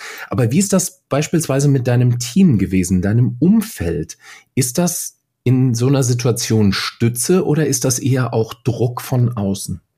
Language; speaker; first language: German; native; German